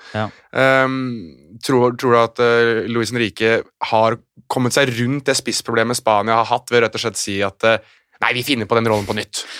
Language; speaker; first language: Norwegian; native; Norwegian